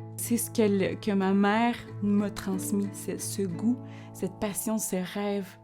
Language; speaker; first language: French; early bilingual, other home language; Spanish